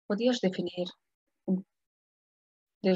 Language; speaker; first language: Spanish; non-native, fluent; Portuguese